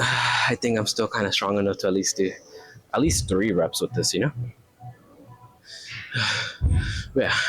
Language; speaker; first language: English; native; English